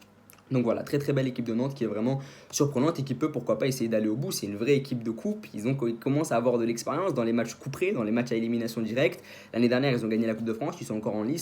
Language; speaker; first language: French; native; French